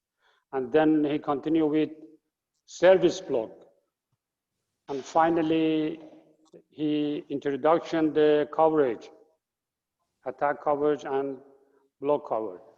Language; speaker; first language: English; non-native, fluent; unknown